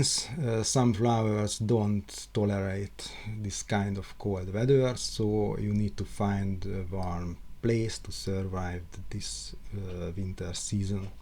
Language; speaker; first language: English; non-native, learner; Hungarian